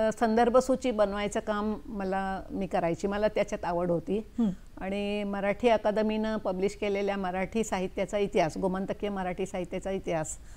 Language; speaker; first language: Marathi; non-native, local second language; Kannada